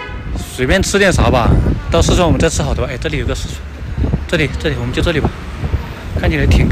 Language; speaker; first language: Chinese; native; Chinese